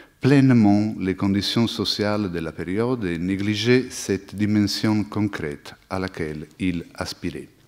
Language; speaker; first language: French; non-native, fluent; Italian